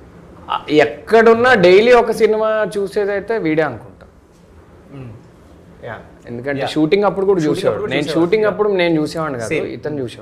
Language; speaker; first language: Telugu; native; Telugu